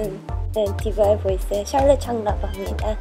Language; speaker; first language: Korean; early bilingual, heritage; English